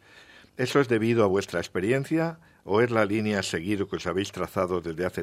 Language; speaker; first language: Spanish; native; Spanish